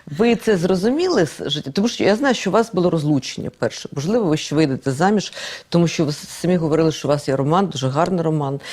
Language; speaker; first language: Ukrainian; non-native, local second language; Russian